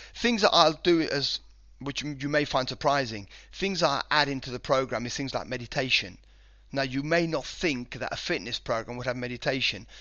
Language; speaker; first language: English; non-native, fluent; Spanish